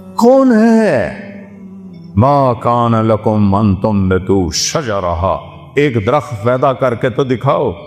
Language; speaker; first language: Urdu; non-native, local second language; Saraiki